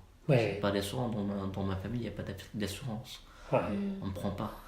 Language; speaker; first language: French; non-native, learner; Malay